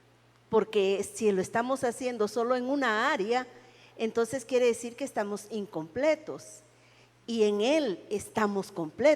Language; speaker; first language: Spanish; native; Spanish